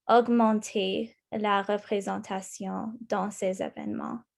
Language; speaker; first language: French; non-native, local second language; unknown